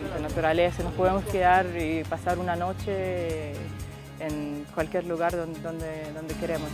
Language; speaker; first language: Spanish; non-native, fluent; Russian